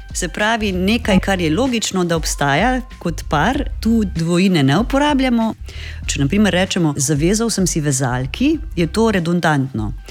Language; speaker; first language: Slovenian; native; Slovenian